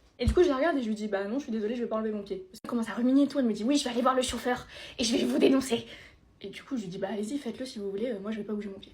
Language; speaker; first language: French; early bilingual, other home language; Spanish